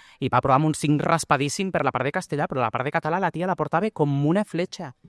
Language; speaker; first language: Catalan; early bilingual, other home language; Portuguese